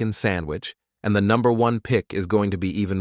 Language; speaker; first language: English; native; English